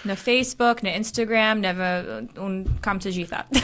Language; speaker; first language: Albanian; early bilingual, heritage; Albanian